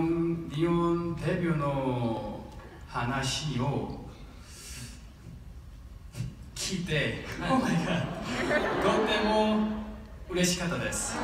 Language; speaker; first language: Japanese; non-native, learner; Korean